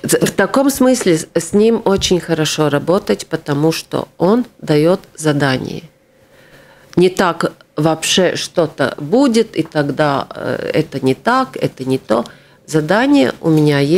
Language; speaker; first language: Russian; non-native, local second language; Latvian